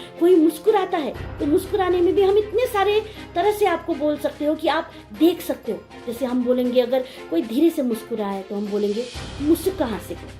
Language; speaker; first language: Hindi; non-native, local second language; Nepali